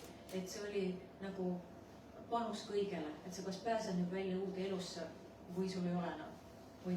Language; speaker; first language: Estonian; native; Estonian